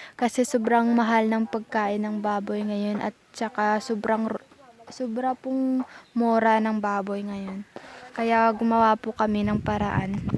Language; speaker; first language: Filipino; non-native, local second language; Cebuano